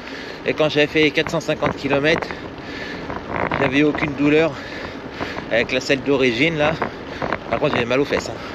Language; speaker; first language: French; native; French